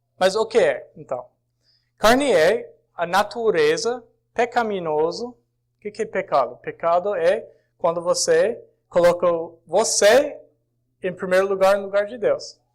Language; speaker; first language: Portuguese; non-native, fluent; English